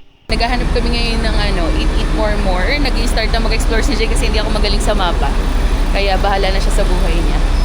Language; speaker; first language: Filipino; native; Filipino